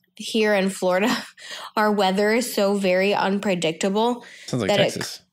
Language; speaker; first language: English; native; English